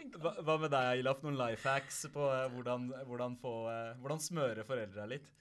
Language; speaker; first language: Norwegian; early bilingual, other home language; Punjabi